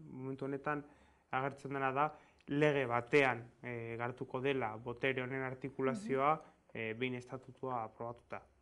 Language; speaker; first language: Basque; non-native, local second language; Spanish